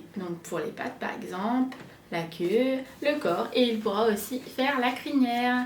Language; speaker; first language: French; native; French